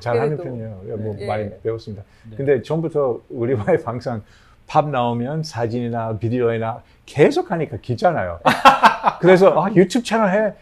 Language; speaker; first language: Korean; non-native, learner; English